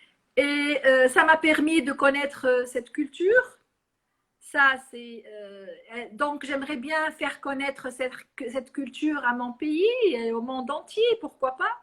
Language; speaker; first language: French; non-native, local second language; Arabic